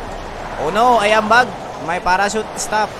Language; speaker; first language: English; non-native, local second language; Filipino